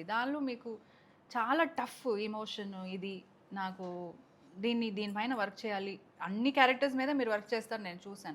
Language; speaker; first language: Telugu; non-native, local second language; Kannada